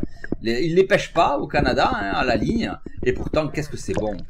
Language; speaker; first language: French; native; French